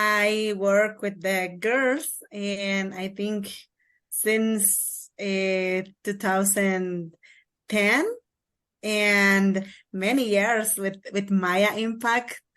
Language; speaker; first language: English; non-native, learner; Kaqchikel